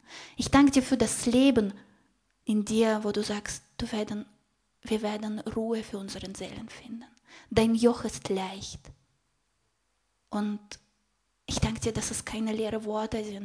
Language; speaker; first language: German; non-native, fluent; Russian